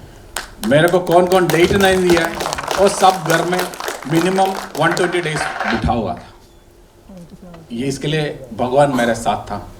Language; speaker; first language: Hindi; non-native, local second language; Malayalam